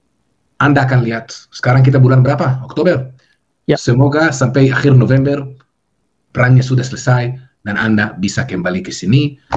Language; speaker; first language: Indonesian; non-native, fluent; Hebrew